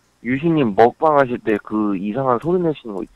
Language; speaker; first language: Korean; native; Korean